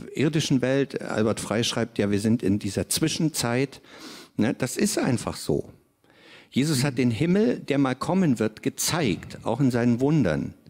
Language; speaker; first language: German; native; German